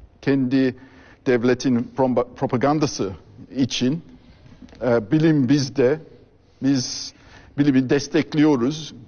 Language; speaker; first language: Turkish; non-native, fluent; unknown